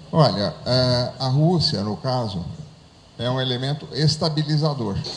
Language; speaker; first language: Portuguese; native; Portuguese